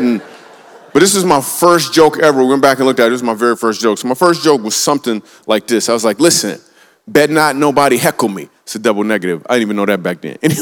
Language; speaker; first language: English; native; English